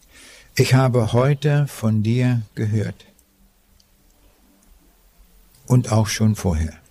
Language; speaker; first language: German; native; German